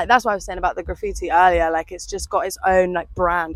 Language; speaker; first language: English; native; English